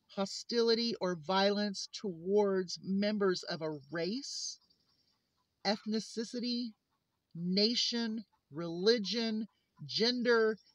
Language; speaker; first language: English; native; English